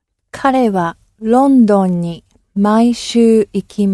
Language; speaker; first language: Japanese; non-native, learner; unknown